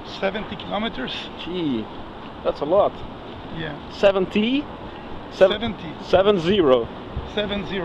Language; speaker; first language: English; non-native, learner; Dutch